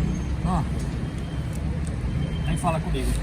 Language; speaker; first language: Portuguese; native; Portuguese